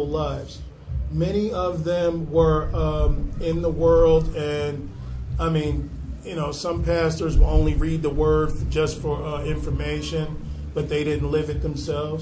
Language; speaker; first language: English; native; English